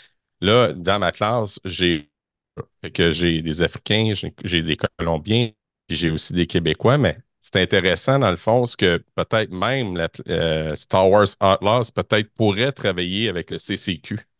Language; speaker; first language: French; native; French